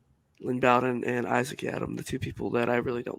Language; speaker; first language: English; native; English